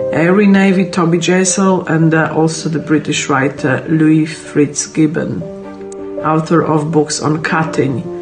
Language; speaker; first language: English; non-native, fluent; Polish